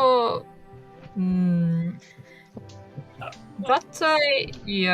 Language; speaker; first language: English; non-native, learner; Japanese